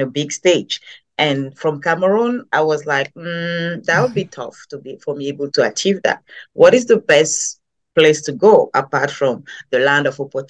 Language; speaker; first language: English; non-native, local second language; French